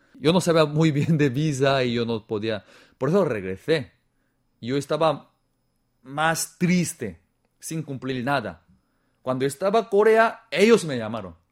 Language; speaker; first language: Spanish; non-native, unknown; Korean